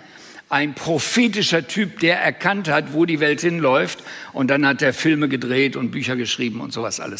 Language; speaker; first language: German; native; German